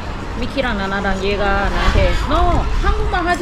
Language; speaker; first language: Korean; non-native, learner; Thai